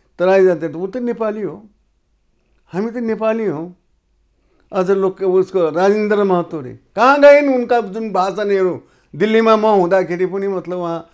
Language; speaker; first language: Nepali; non-native, local second language; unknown